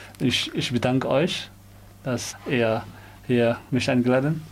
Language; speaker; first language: German; non-native, learner; Somali